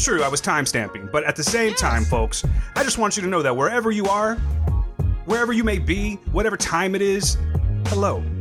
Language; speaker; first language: English; native; English